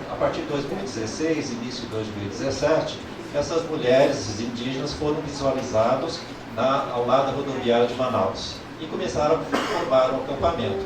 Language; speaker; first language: Portuguese; native; Portuguese